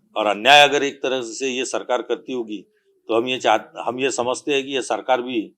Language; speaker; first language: Hindi; non-native, local second language; Marathi